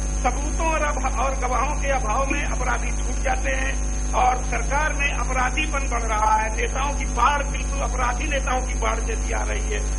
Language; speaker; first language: Hindi; native; Hindi